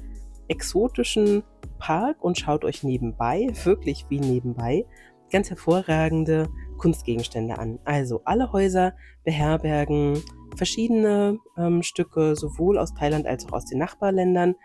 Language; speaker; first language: German; native; German